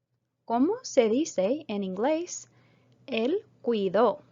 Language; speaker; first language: Spanish; non-native, fluent; English